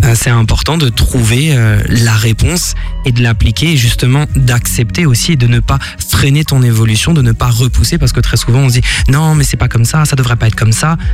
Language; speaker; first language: French; native; French